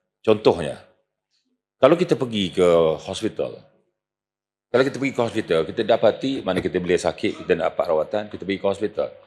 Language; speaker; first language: Malay; native; Malay